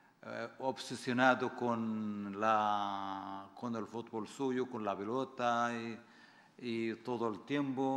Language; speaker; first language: Spanish; non-native, fluent; Arabic